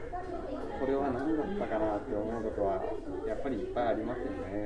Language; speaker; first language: Japanese; native; Japanese